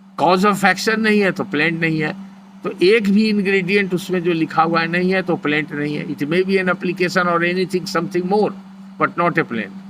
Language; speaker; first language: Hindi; native; Hindi